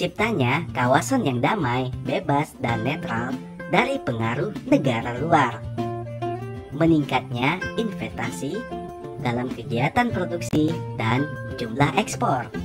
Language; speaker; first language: Indonesian; native; Indonesian